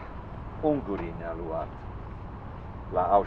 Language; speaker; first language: Romanian; non-native, local second language; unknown